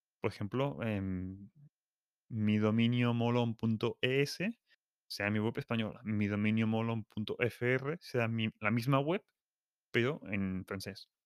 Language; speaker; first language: Spanish; non-native, local second language; Catalan